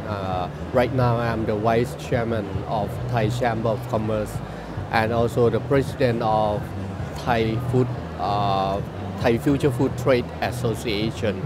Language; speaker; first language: English; non-native, learner; Thai